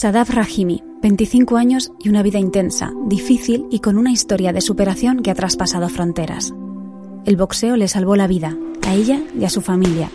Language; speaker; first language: Spanish; native; Spanish